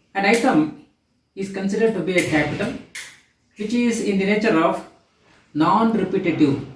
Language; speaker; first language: English; non-native, local second language; Kannada